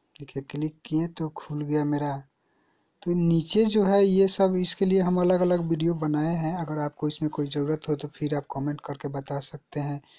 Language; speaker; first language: Hindi; native; Hindi